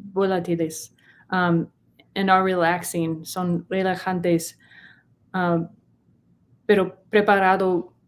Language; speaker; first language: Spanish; non-native, learner; English